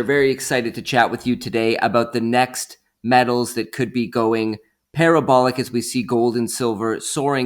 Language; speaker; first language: English; native; English